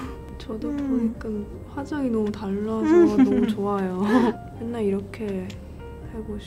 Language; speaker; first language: Korean; early bilingual, heritage; Korean